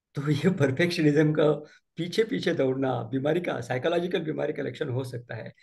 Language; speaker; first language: Hindi; non-native, local second language; Marathi